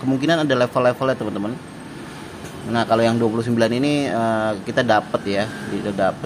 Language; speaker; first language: Indonesian; native; Indonesian